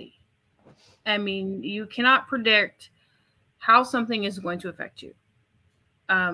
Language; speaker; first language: English; native; English